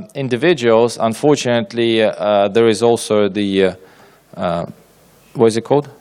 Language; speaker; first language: English; non-native, fluent; Ukrainian